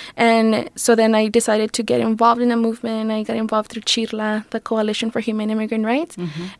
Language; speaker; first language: English; early bilingual, other home language; Spanish